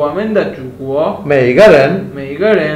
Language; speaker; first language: Chinese; non-native, learner; Bangla